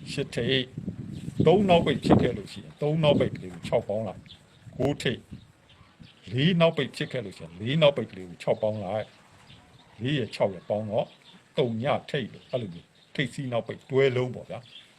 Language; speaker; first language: Burmese; non-native, local second language; Shan